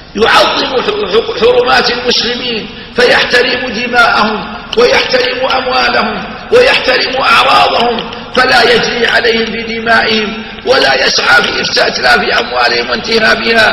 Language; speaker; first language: Arabic; native; Arabic